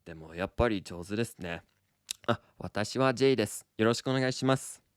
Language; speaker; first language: Japanese; non-native, fluent; English